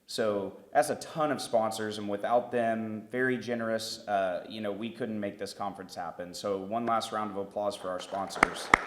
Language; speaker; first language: English; native; English